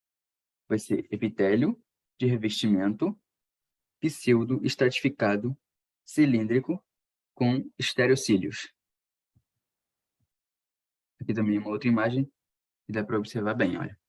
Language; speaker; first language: Portuguese; native; Portuguese